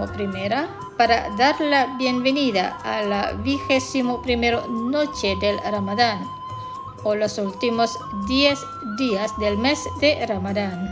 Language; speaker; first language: Spanish; non-native, fluent; Indonesian